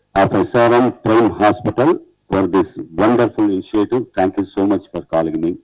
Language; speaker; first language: English; non-native, local second language; Tamil